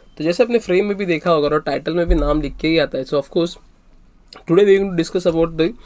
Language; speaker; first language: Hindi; non-native, local second language; Marathi